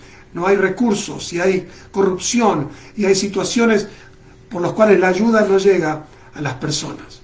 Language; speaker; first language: Spanish; native; Spanish